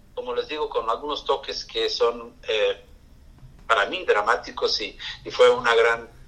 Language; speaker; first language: Spanish; non-native, fluent; English